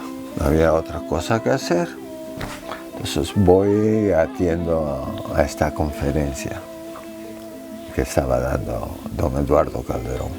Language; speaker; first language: Spanish; early bilingual, heritage; Spanish